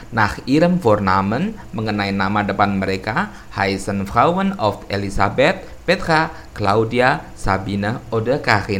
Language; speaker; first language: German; non-native, fluent; Indonesian